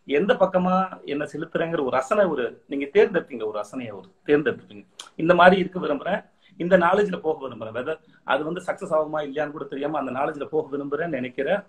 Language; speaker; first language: Tamil; native; Tamil